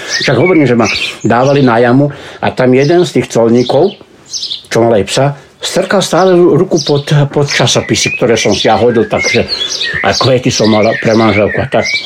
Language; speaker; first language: Slovak; early bilingual, heritage; Slovak